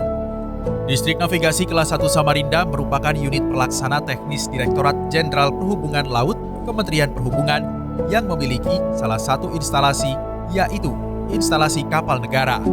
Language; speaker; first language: Indonesian; native; Indonesian